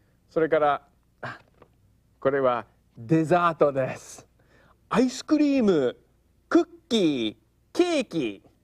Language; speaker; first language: Japanese; non-native, fluent; English